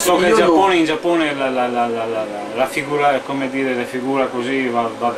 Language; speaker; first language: Italian; native; Italian